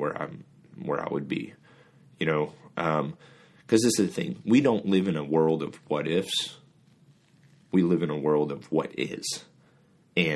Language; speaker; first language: English; native; English